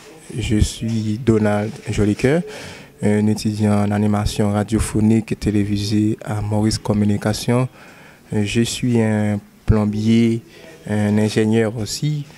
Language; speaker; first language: French; non-native, local second language; Haitian Creole